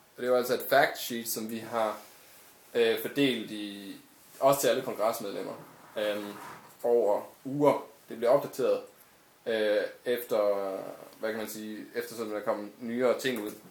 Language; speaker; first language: Danish; native; Danish